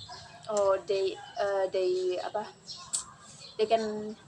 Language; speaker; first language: English; non-native, learner; Indonesian